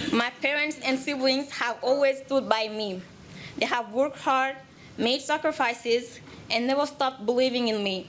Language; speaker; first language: English; non-native, learner; Wolof